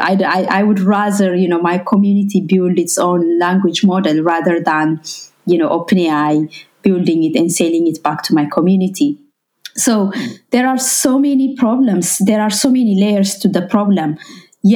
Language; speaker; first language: English; non-native, fluent; Amharic